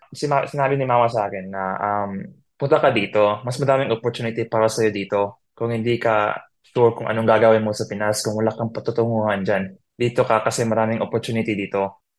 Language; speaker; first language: Filipino; native; Filipino